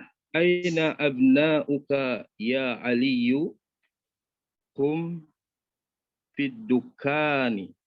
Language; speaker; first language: Arabic; non-native, learner; Indonesian